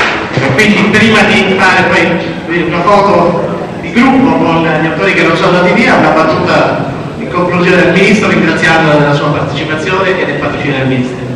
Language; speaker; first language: Italian; native; Italian